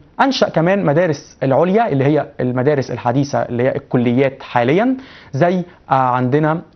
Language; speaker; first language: Arabic; native; Arabic